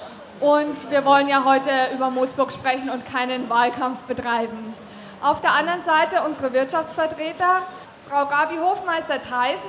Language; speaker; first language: German; native; German